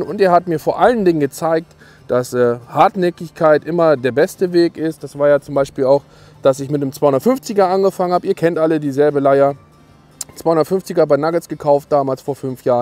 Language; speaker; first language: German; native; German